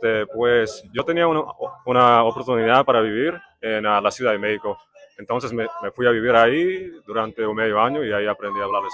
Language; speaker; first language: Spanish; non-native, learner; English